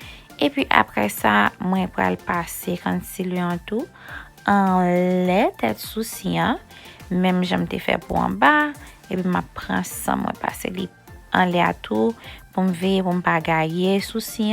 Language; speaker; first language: French; non-native, learner; Haitian Creole